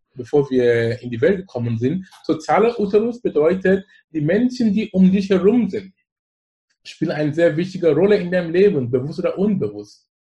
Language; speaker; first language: German; non-native, fluent; English